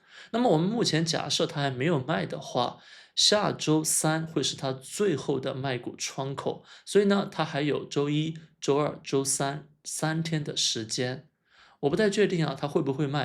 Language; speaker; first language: Chinese; native; Chinese